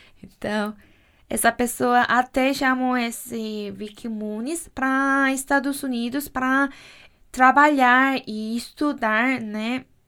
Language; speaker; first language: Portuguese; non-native, fluent; Korean